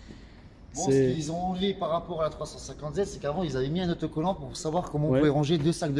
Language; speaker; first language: French; native; French